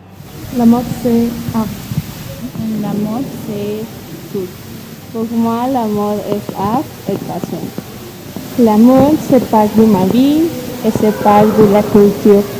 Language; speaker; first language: French; non-native, learner; Spanish